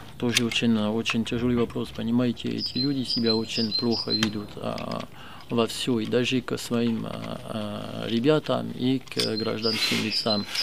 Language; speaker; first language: Russian; non-native, fluent; French